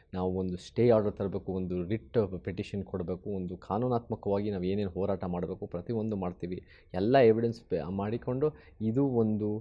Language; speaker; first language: Kannada; early bilingual, heritage; Kannada